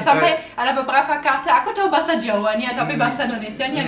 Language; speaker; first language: Indonesian; non-native, fluent; German